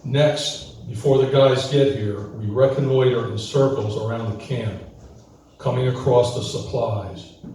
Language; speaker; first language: English; native; English